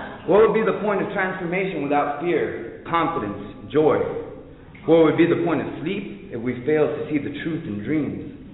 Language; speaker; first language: English; early bilingual, other home language; Spanish